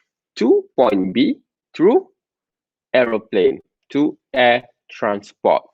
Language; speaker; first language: English; non-native, local second language; Malay